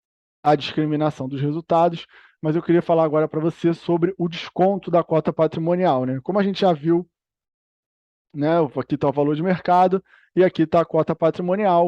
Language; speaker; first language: Portuguese; native; Portuguese